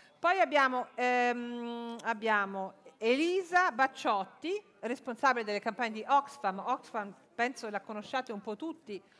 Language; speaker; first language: Italian; native; Italian